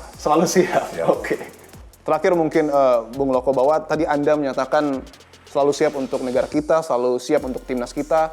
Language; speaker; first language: Indonesian; native; Indonesian